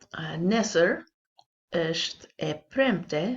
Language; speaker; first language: Albanian; non-native, learner; English